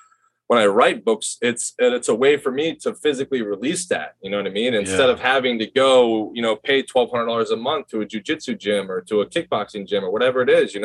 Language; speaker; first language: English; native; English